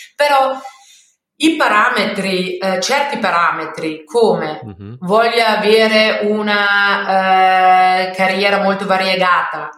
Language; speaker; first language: Italian; non-native, fluent; German